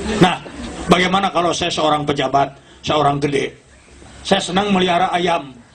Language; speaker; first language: Indonesian; non-native, local second language; Sundanese